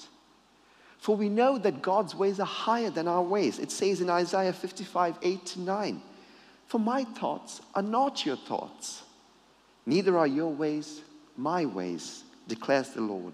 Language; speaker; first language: English; native; English